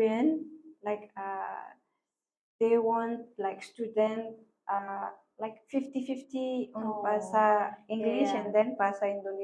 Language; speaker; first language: English; non-native, learner; Malagasy